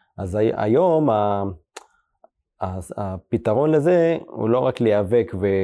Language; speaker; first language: Hebrew; early bilingual, other home language; Amharic